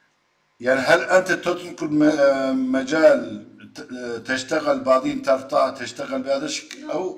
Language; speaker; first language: Arabic; non-native, fluent; Turkish